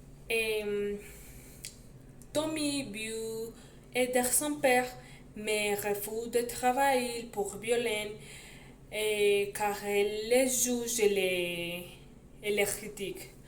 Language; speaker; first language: French; non-native, learner; Spanish